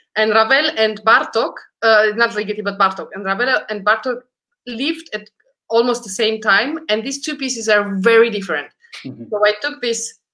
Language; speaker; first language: English; early bilingual, other home language; Romanian